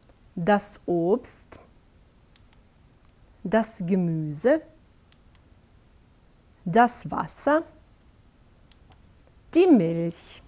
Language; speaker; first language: German; non-native, fluent; Bosnian